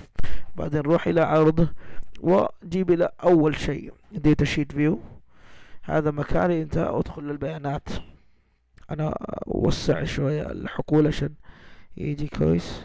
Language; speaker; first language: Arabic; non-native, learner; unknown